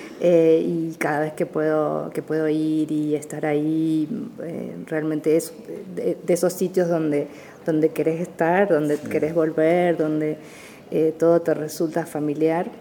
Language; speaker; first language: Spanish; native; Spanish